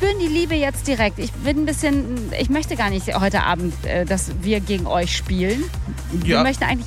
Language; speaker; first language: German; native; German